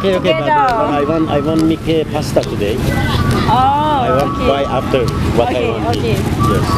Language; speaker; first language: English; non-native, learner; Thai